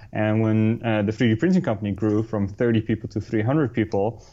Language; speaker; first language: English; non-native, fluent; Dutch